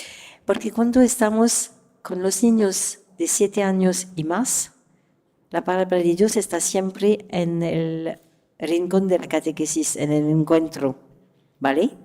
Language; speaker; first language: Spanish; non-native, fluent; French